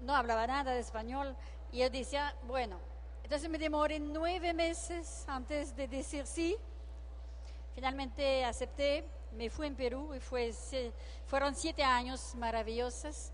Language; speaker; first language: Spanish; non-native, fluent; French